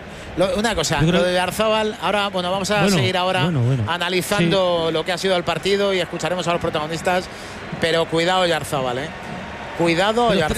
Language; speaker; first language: Spanish; native; Spanish